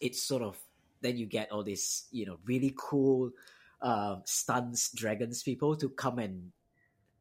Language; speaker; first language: English; non-native, local second language; Cantonese